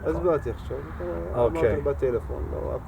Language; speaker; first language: Hebrew; non-native, local second language; Arabic